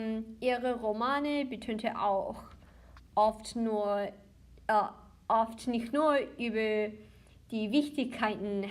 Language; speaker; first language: German; non-native, learner; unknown